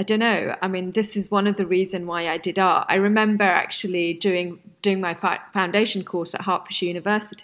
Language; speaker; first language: English; non-native, local second language; Bangla